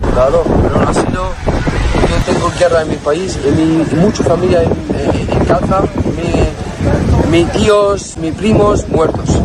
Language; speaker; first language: Spanish; non-native, learner; Arabic